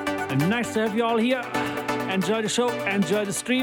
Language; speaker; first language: English; non-native, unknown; German